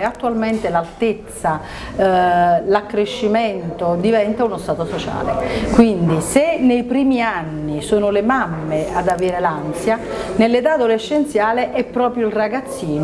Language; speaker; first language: Italian; native; Italian